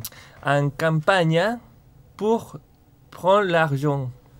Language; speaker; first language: French; non-native, learner; Spanish